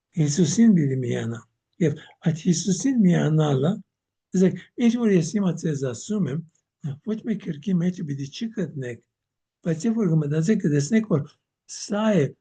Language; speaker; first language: Armenian; early bilingual, heritage; Armenian